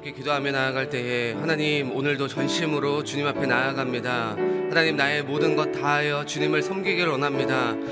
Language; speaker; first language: Korean; native; Korean